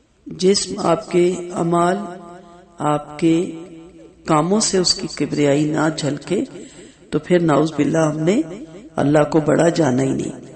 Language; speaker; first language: Urdu; native; Urdu